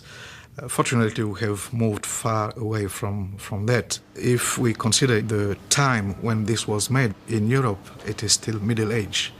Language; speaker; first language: English; non-native, fluent; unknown